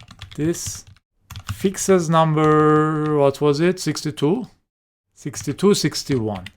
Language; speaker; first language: English; non-native, fluent; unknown